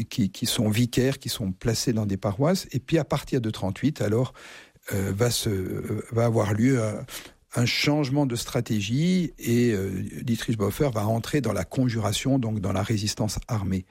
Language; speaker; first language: French; native; French